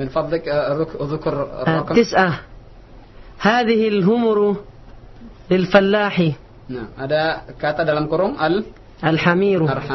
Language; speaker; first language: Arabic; non-native, fluent; Indonesian